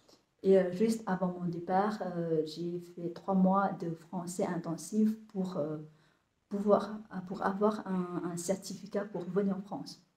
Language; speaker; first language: French; non-native, fluent; Vietnamese